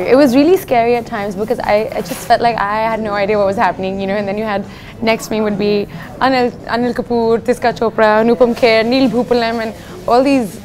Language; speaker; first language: English; native; English